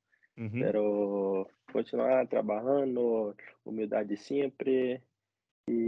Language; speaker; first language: Spanish; non-native, learner; Portuguese